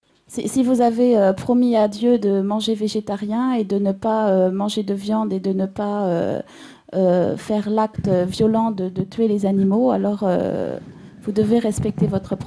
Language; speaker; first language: French; native; French